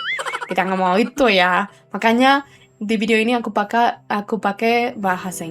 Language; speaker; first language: Indonesian; non-native, learner; Spanish